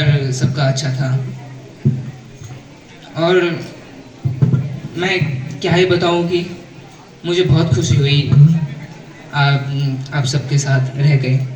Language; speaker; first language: Hindi; native; Hindi